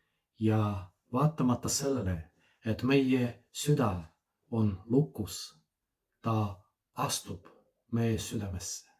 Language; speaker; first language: Estonian; non-native, fluent; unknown